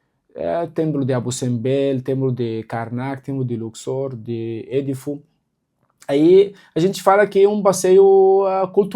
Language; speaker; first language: Portuguese; non-native, local second language; Arabic